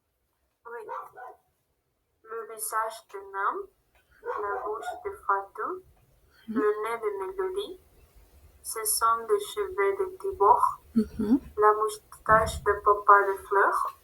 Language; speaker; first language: French; non-native, learner; Spanish